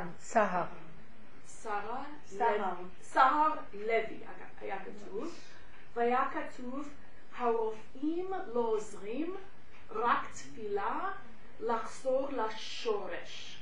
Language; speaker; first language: Hebrew; non-native, fluent; English